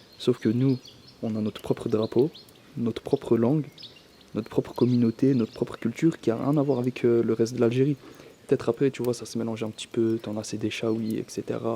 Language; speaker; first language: French; early bilingual, other home language; Kabyle